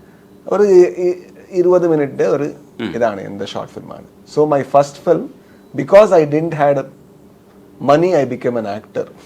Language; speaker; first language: Malayalam; non-native, local second language; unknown